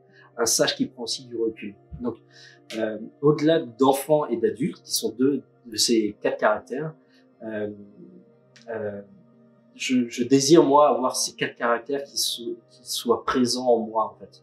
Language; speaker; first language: French; native; French